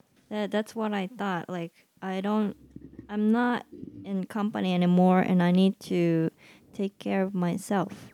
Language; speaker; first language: English; non-native, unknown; Japanese